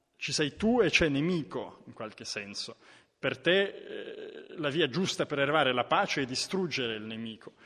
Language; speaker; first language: Italian; non-native, fluent; Ukrainian